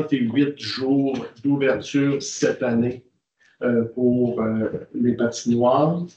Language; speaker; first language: French; native; French